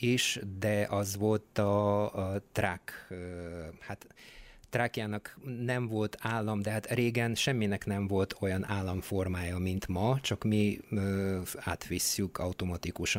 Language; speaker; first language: Hungarian; non-native, fluent; Bulgarian